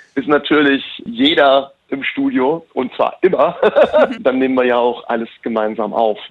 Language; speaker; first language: German; native; German